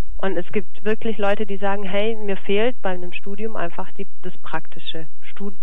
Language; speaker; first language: German; early bilingual, other home language; Croatian